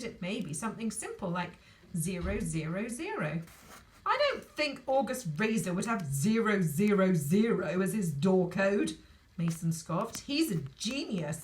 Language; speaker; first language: English; native; English